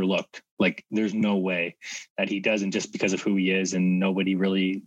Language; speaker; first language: English; native; English